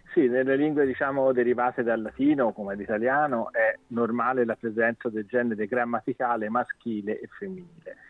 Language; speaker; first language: Italian; native; Italian